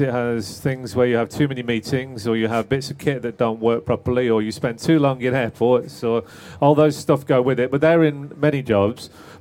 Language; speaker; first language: English; native; English